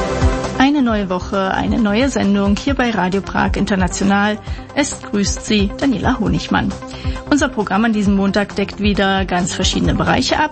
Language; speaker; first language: German; native; German